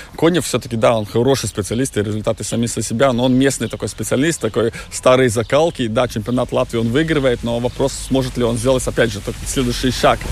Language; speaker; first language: Russian; non-native, local second language; Latvian